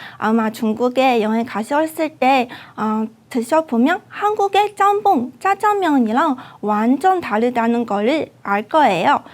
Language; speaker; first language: Korean; non-native, fluent; Chinese